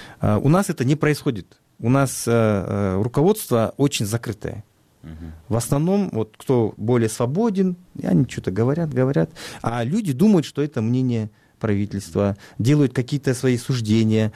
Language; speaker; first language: Russian; non-native, local second language; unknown